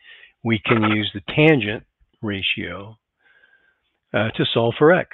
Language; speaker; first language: English; native; English